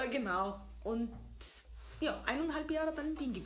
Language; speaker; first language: German; non-native, fluent; Arabic